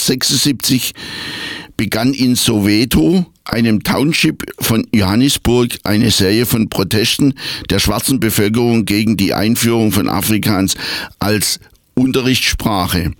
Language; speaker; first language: German; native; German